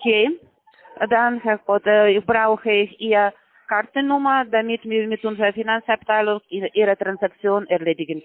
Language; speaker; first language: German; non-native, learner; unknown